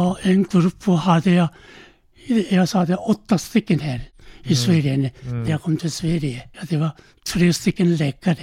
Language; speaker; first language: Swedish; non-native, learner; Korean